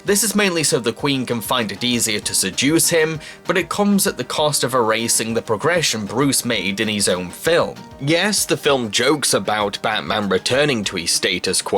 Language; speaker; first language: English; native; English